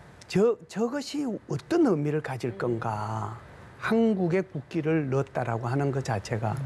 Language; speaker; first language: Korean; native; Korean